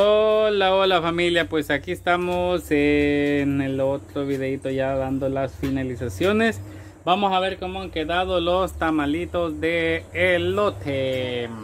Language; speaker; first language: Spanish; native; Spanish